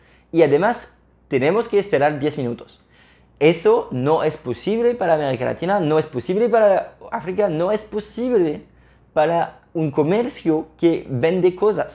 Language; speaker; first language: Spanish; non-native, fluent; French